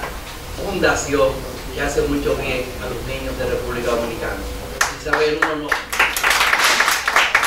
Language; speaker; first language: Spanish; native; Spanish